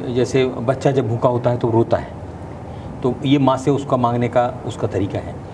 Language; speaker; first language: Hindi; native; Hindi